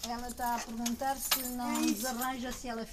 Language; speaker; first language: Portuguese; early bilingual, heritage; French